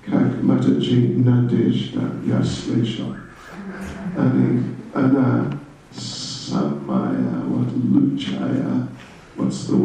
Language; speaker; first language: Russian; non-native, learner; English